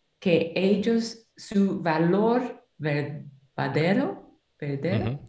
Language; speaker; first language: Spanish; non-native, learner; English